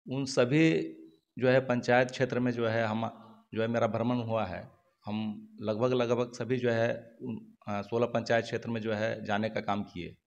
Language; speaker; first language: Hindi; native; Hindi